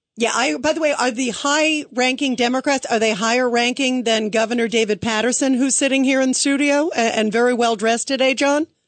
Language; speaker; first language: English; native; English